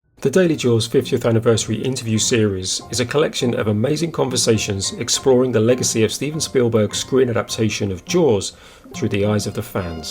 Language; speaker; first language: English; native; English